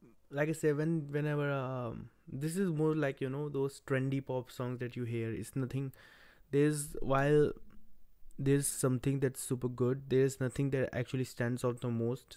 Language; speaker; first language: English; non-native, local second language; Hindi